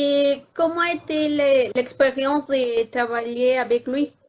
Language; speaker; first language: French; non-native, learner; Spanish